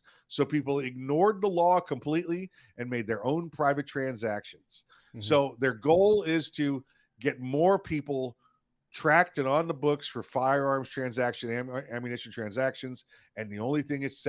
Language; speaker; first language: English; native; English